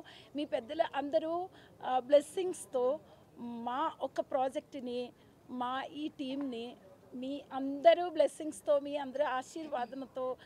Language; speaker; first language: Telugu; non-native, learner; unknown